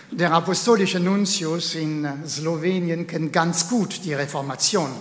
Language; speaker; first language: German; non-native, fluent; French